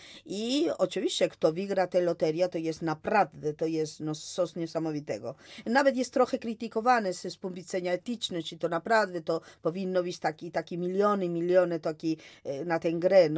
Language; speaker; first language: Polish; non-native, fluent; Spanish